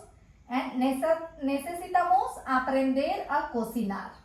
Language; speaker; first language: Spanish; non-native, fluent; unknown